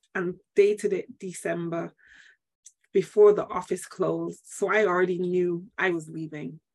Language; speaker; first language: English; native; English